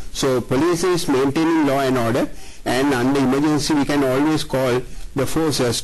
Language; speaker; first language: English; non-native, local second language; Sinhala